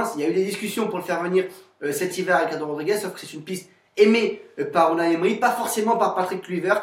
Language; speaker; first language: French; native; French